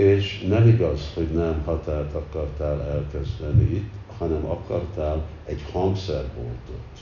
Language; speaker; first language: Hungarian; early bilingual, heritage; Hungarian